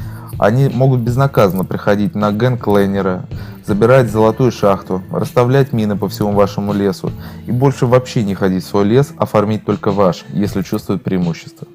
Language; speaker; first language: Russian; native; Russian